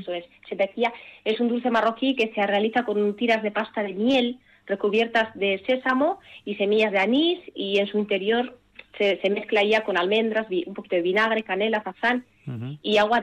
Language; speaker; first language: Spanish; early bilingual, other home language; Arabic